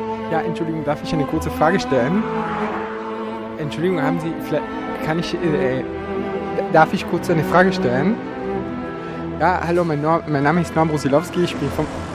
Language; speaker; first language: German; non-native, fluent; Spanish